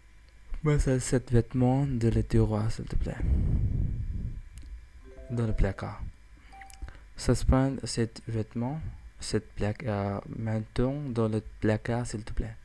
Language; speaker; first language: French; non-native, learner; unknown